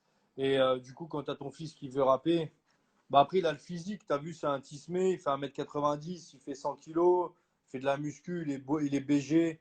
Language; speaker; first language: French; native; French